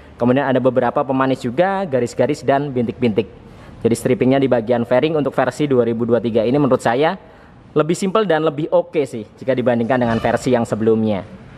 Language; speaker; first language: Indonesian; native; Indonesian